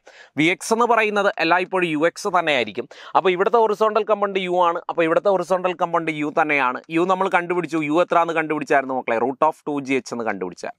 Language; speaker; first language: Malayalam; native; Malayalam